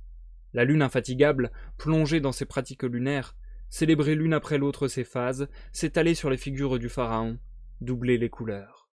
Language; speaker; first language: French; native; French